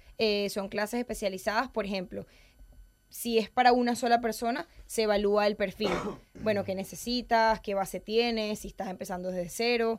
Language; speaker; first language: Spanish; native; Spanish